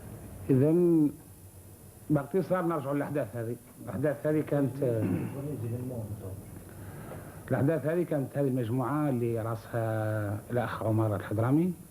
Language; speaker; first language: Arabic; native; Arabic